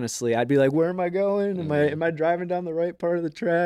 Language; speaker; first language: English; native; English